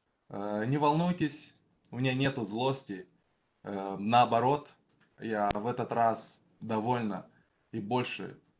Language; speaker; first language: Russian; non-native, local second language; Romanian